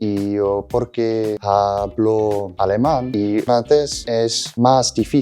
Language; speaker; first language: Spanish; non-native, learner; English